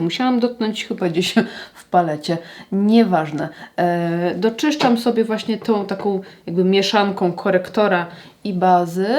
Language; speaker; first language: Polish; native; Polish